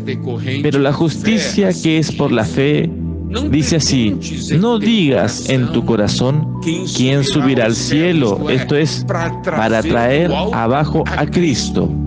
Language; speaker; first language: Spanish; non-native, fluent; Portuguese